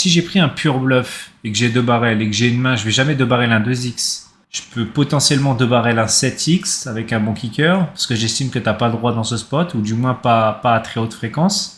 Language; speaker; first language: French; native; French